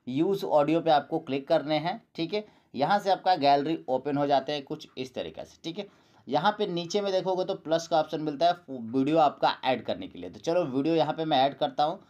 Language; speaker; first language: Hindi; native; Hindi